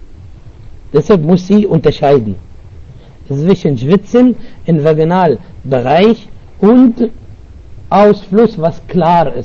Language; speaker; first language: German; non-native, fluent; Arabic